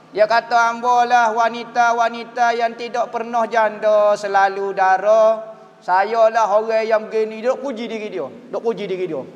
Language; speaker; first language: Malay; native; Malay